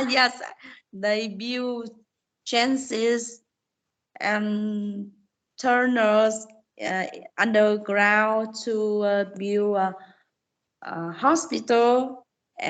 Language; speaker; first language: English; non-native, learner; Vietnamese